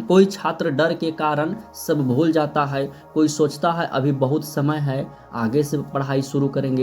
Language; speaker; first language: Hindi; native; Hindi